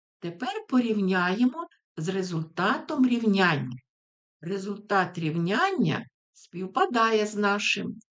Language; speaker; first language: Ukrainian; native; Ukrainian